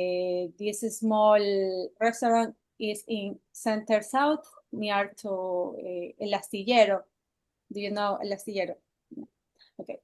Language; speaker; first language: English; non-native, learner; Spanish